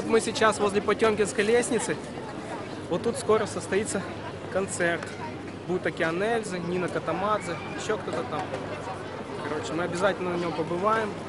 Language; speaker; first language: Russian; native; Russian